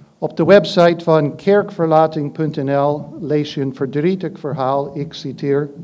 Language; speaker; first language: Dutch; non-native, fluent; English